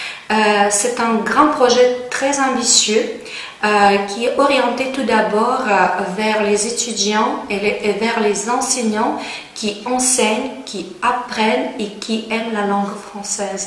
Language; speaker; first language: French; non-native, fluent; Russian